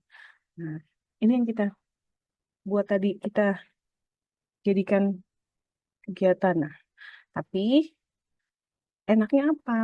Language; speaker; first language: Indonesian; native; Indonesian